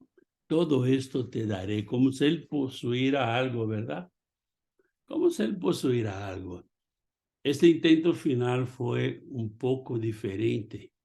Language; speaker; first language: Spanish; non-native, fluent; Portuguese